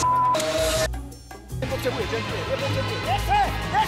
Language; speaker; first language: Polish; non-native, learner; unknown